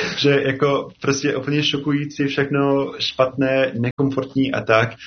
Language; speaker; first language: Czech; non-native, fluent; English